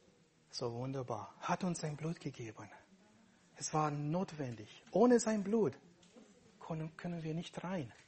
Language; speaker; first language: German; non-native, fluent; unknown